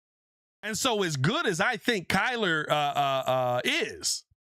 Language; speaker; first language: English; native; English